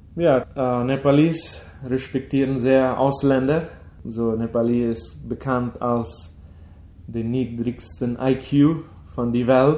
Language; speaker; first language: German; early bilingual, heritage; German